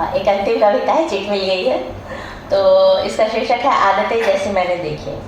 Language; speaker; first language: Hindi; native; Hindi